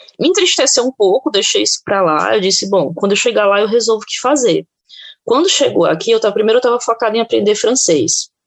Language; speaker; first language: Portuguese; native; Portuguese